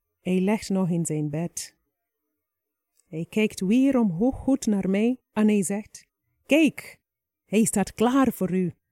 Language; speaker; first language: Dutch; non-native, fluent; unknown